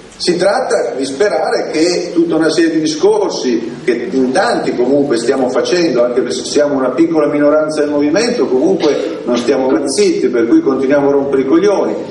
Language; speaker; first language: Italian; native; Italian